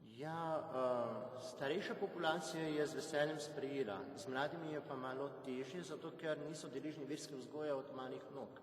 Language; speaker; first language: Slovenian; non-native, fluent; Czech